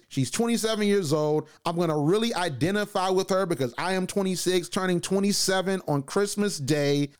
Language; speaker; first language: English; native; English